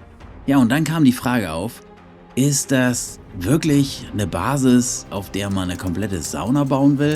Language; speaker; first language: German; native; German